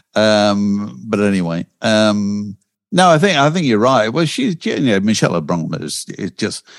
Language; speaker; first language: English; native; English